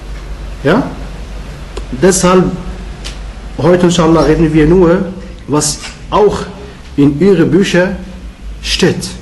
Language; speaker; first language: German; non-native, learner; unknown